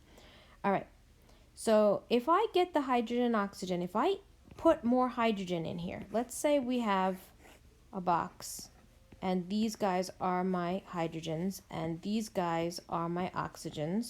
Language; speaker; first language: English; native; English